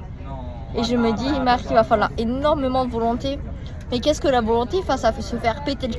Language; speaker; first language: French; native; French